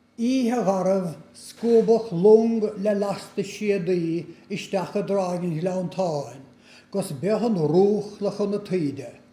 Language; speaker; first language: Irish; native; Irish